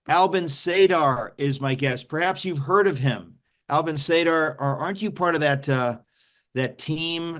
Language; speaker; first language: English; native; English